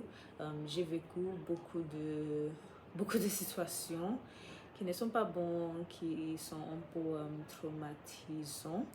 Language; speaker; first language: French; non-native, fluent; English